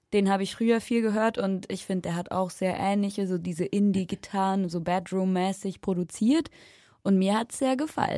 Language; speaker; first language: German; native; German